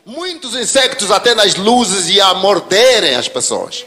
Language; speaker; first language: Portuguese; native; Portuguese